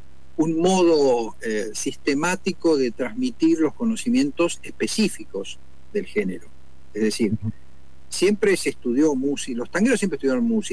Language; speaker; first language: Spanish; native; Spanish